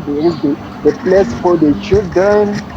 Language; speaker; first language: English; non-native, learner; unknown